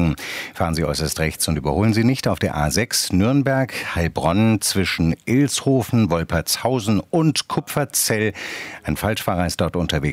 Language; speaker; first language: German; native; German